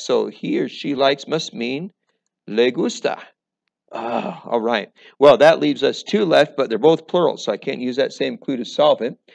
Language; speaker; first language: English; native; English